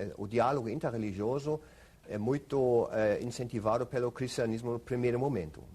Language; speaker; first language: Portuguese; non-native, fluent; German